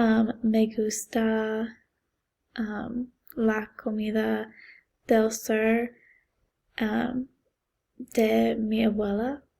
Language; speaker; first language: Spanish; non-native, learner; English